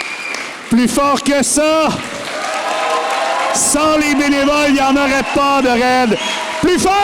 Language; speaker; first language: French; native; French